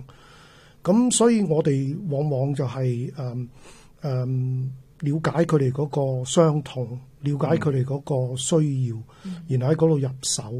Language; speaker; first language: Cantonese; native; Cantonese